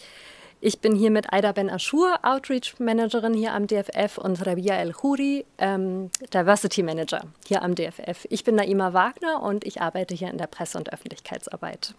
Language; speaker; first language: German; native; German